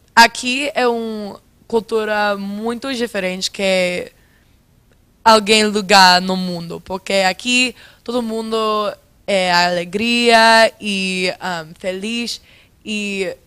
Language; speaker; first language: Portuguese; non-native, fluent; English